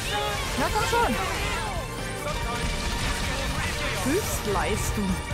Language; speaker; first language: German; native; German